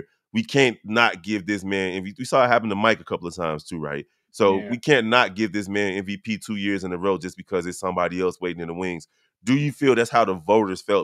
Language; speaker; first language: English; native; English